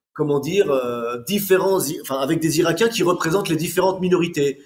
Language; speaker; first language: French; native; French